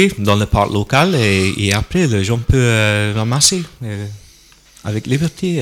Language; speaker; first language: French; non-native, learner; English